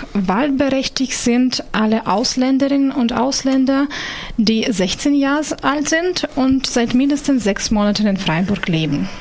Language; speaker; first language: German; non-native, fluent; Ukrainian